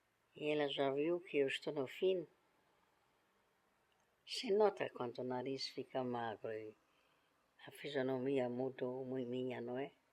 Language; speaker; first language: Portuguese; non-native, fluent; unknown